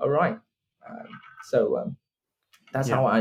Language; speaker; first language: English; non-native, fluent; Vietnamese